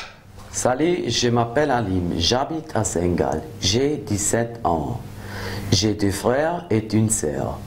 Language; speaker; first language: French; non-native, local second language; German